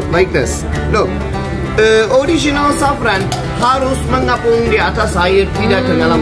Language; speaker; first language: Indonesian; non-native, fluent; Turkish